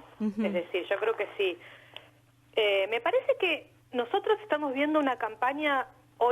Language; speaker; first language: Spanish; native; Spanish